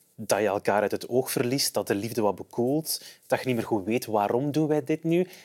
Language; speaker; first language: Dutch; native; Dutch